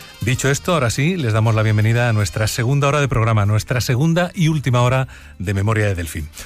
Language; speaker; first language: Spanish; native; Spanish